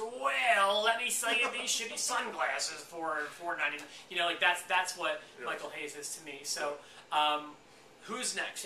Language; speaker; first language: English; native; English